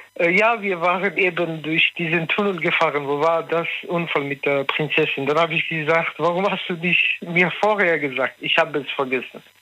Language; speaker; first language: German; non-native, learner; French